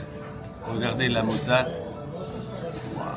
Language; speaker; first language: French; non-native, fluent; Italian